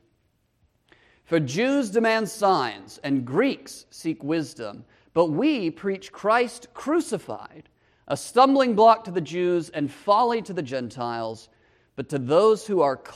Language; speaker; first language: English; native; English